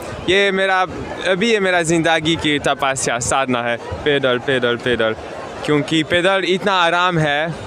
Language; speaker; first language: Hindi; non-native, learner; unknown